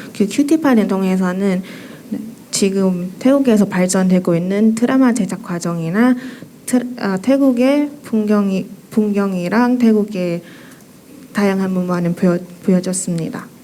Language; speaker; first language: Korean; non-native, fluent; Thai